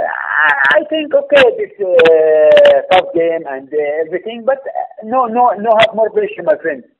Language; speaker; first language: English; non-native, learner; Arabic